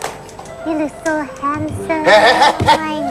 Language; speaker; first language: English; non-native, learner; Indonesian